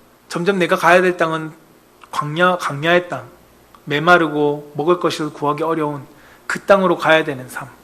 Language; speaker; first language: Korean; native; Korean